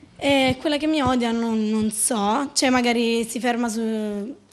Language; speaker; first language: Italian; native; Italian